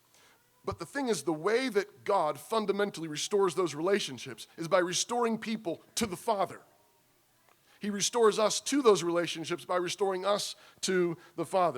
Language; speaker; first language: English; native; English